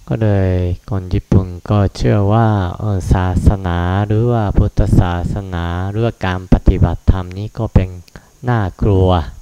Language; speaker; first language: Thai; non-native, fluent; Japanese